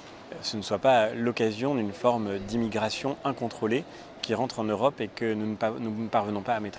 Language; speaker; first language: French; native; French